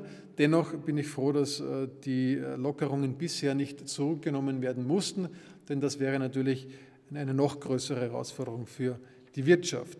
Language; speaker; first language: German; native; German